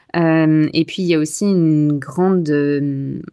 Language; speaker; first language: French; native; French